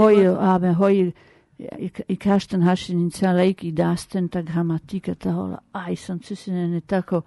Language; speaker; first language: Basque; native; Basque